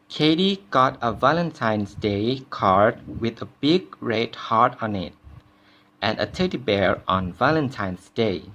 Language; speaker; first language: English; non-native, fluent; Thai